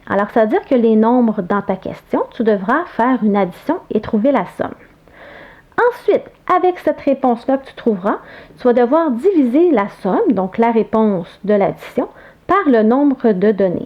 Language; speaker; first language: French; native; French